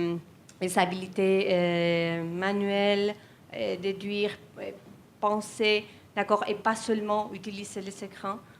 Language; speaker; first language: French; non-native, fluent; Spanish